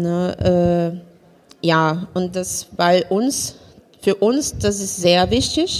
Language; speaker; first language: German; non-native, fluent; Portuguese